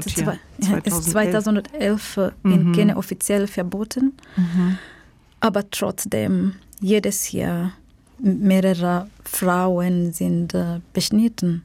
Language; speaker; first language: German; non-native, fluent; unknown